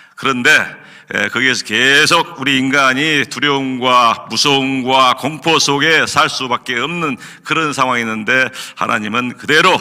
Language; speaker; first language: Korean; native; Korean